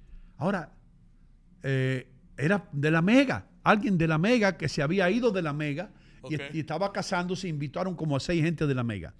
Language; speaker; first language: Spanish; native; Spanish